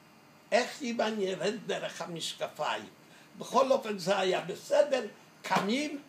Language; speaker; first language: Hebrew; non-native, fluent; Yiddish